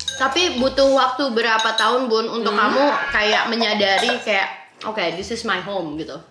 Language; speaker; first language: Indonesian; native; Indonesian